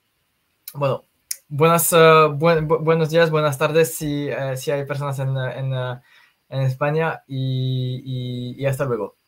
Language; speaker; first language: Spanish; non-native, fluent; French